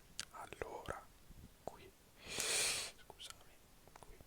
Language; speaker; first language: Italian; early bilingual, heritage; English